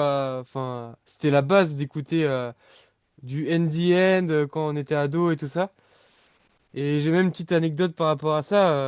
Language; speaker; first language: French; native; French